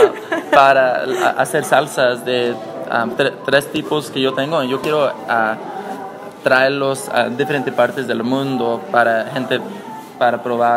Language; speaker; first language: Spanish; non-native, learner; English